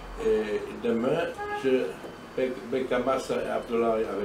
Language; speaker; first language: French; non-native, learner; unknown